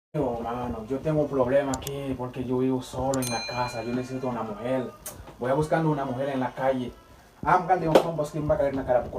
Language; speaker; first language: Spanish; non-native, learner; Haitian Creole